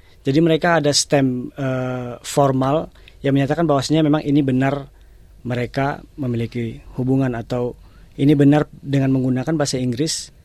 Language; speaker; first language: Indonesian; native; Indonesian